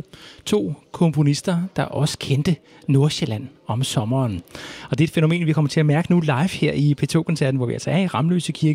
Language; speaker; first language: Danish; native; Danish